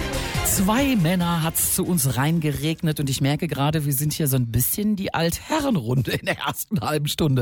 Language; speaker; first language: German; native; German